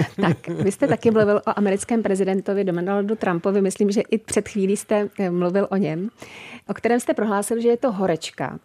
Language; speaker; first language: Czech; native; Czech